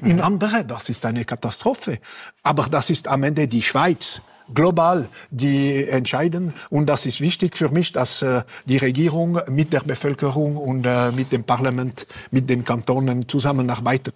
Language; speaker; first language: German; non-native, local second language; French